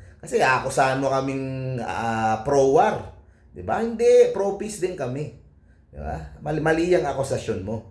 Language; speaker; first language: Filipino; native; Filipino